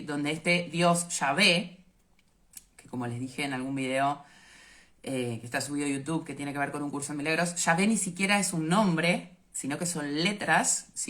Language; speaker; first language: Spanish; native; Spanish